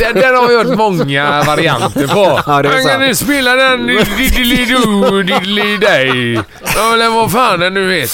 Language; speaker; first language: Swedish; native; Swedish